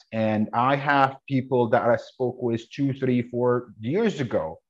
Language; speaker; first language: English; non-native, fluent; Arabic